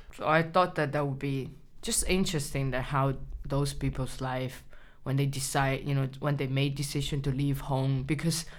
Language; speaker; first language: English; non-native, learner; Chinese